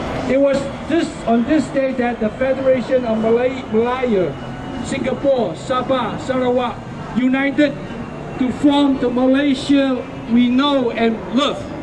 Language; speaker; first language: English; non-native, local second language; Chinese